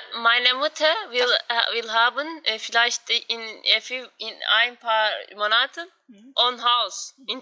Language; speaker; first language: German; non-native, learner; Turkish